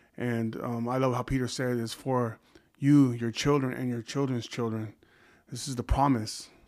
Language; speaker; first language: English; native; English